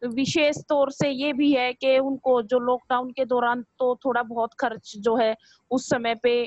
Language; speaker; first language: Hindi; native; Hindi